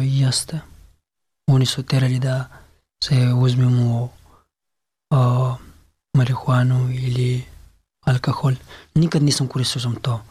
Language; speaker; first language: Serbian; non-native, learner; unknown